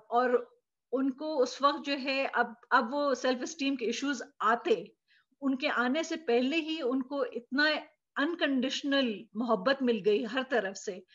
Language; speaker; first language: Urdu; native; Urdu